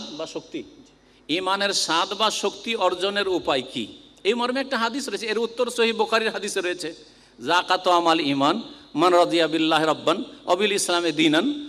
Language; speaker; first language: Bangla; native; Bangla